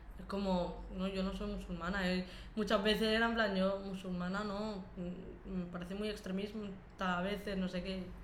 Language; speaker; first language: Spanish; early bilingual, other home language; Arabic